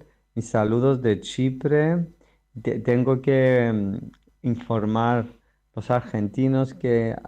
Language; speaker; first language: Spanish; non-native, fluent; Greek